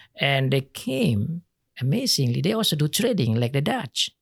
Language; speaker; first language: English; non-native, learner; Indonesian